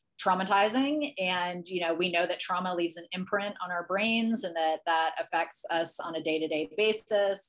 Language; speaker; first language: English; native; English